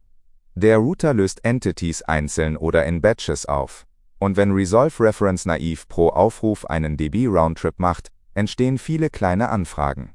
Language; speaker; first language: German; native; German